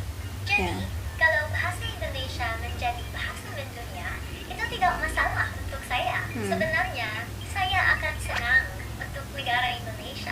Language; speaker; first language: Indonesian; non-native, fluent; Filipino